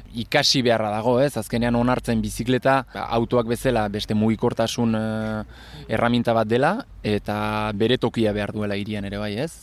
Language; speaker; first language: Basque; native; Basque